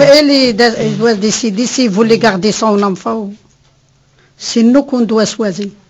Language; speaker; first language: French; non-native, learner; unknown